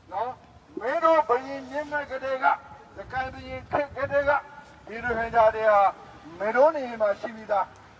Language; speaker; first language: Burmese; non-native, local second language; Rohingya